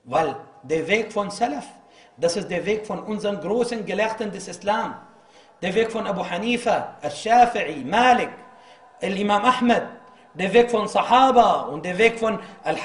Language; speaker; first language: German; non-native, fluent; Arabic